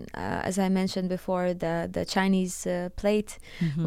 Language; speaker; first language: English; non-native, fluent; Latvian